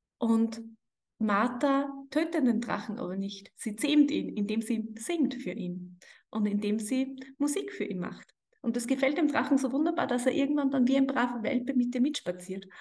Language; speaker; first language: German; native; German